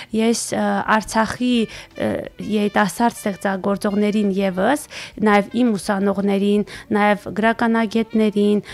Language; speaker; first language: Armenian; native; Armenian